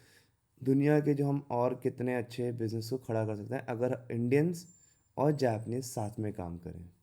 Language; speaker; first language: Hindi; native; Hindi